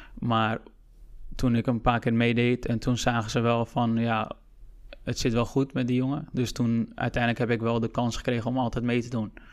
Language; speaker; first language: Dutch; early bilingual, other home language; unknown